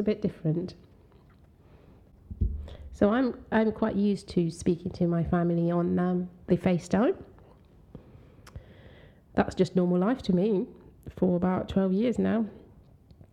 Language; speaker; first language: English; non-native, local second language; Swahili